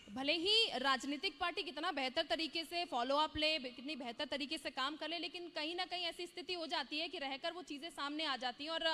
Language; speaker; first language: Hindi; native; Hindi